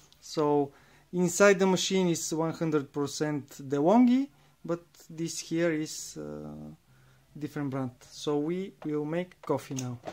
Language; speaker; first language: English; non-native, learner; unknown